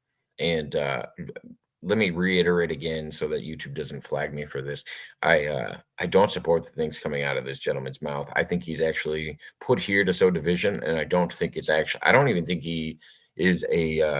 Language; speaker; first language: English; native; English